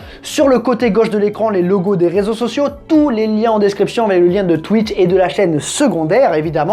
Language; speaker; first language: French; native; French